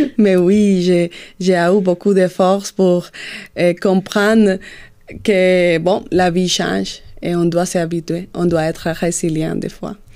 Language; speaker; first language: French; non-native, fluent; Spanish